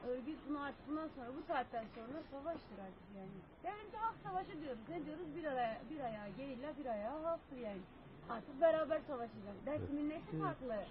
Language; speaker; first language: Turkish; non-native, local second language; Kurdish